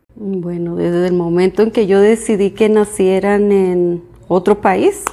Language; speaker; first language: English; non-native, fluent; Spanish